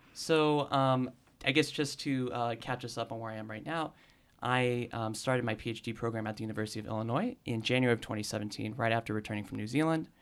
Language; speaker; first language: English; native; English